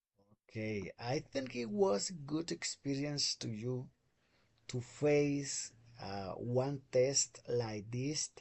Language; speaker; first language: English; non-native, fluent; Spanish